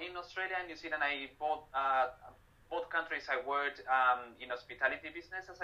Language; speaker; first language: English; non-native, fluent; Spanish